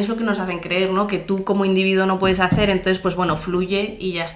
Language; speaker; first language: Spanish; native; Spanish